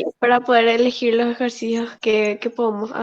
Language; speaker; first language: Spanish; native; Spanish